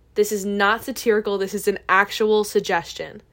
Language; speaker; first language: English; native; English